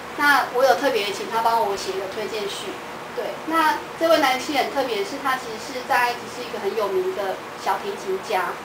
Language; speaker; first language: Chinese; native; Chinese